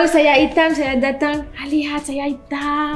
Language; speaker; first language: Indonesian; non-native, learner; French